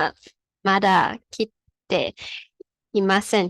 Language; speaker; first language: Japanese; non-native, learner; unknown